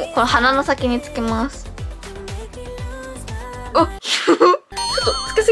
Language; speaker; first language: Japanese; native; Japanese